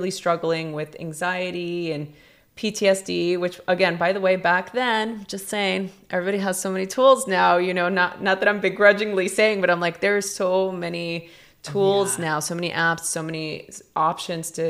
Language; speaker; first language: English; native; English